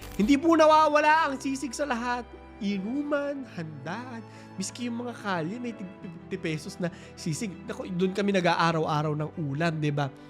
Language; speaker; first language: Filipino; native; Filipino